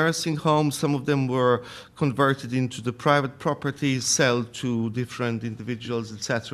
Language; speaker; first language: English; non-native, fluent; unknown